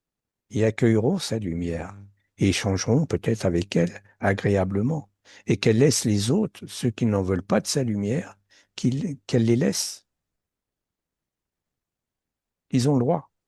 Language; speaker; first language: French; native; French